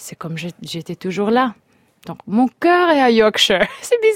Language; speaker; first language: French; non-native, fluent; Spanish